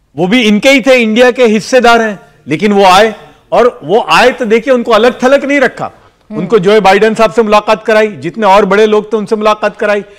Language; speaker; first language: Hindi; native; Hindi